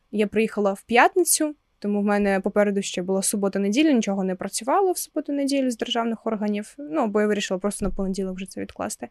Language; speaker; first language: Ukrainian; non-native, local second language; Russian